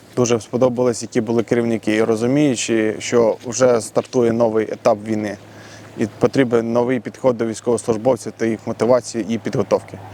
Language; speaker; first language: Ukrainian; non-native, local second language; Russian